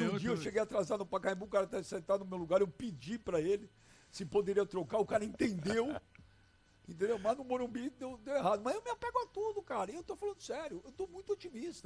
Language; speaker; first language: Portuguese; native; Portuguese